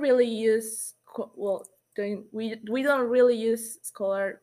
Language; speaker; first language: English; non-native, learner; Spanish